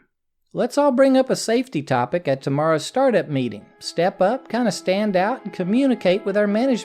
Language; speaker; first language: English; native; English